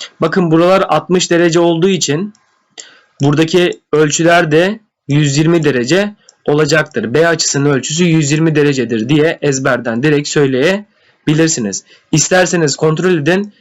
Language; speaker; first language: Turkish; native; Turkish